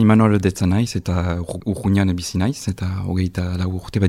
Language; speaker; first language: Basque; non-native, local second language; French